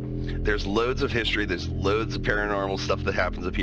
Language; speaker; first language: English; native; English